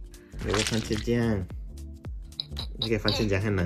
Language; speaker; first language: Chinese; non-native, learner; English